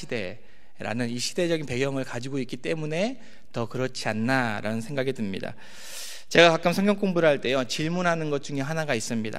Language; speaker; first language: Korean; native; Korean